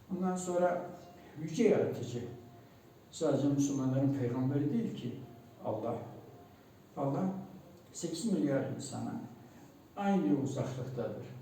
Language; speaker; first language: Turkish; non-native, local second language; Kurdish